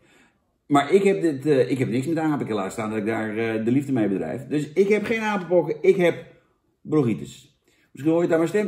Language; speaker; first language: Dutch; native; Dutch